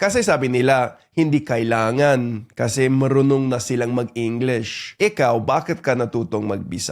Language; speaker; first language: Filipino; non-native, fluent; English